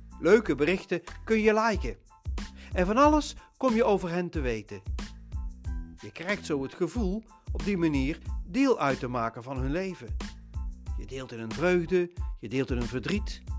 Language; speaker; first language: Dutch; native; Dutch